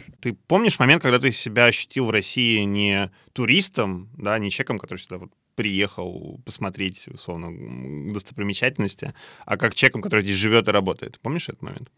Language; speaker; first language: Russian; native; Russian